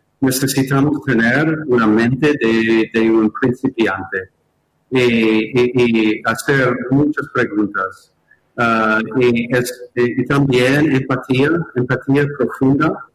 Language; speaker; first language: Spanish; non-native, fluent; English